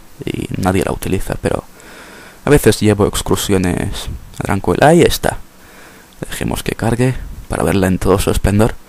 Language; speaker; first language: Spanish; native; Spanish